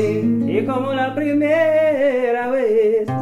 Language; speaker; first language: Spanish; non-native, learner; Russian